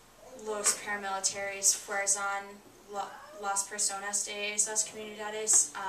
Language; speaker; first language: Spanish; non-native, learner; English